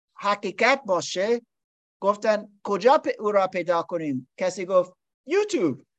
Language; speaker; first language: Persian; non-native, learner; English